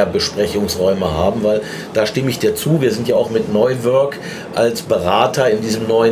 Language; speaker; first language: German; native; German